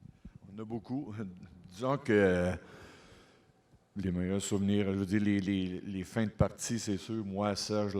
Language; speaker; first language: French; native; French